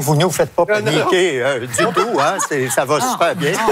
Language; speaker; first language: French; native; French